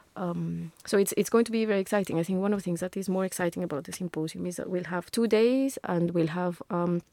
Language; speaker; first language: English; non-native, fluent; Spanish